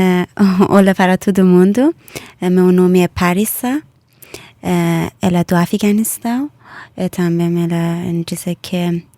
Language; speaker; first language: Portuguese; non-native, learner; Persian